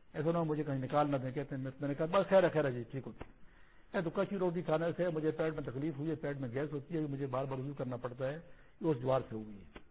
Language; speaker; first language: Urdu; non-native, local second language; Pashto